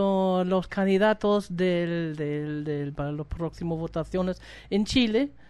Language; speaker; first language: Spanish; non-native, fluent; German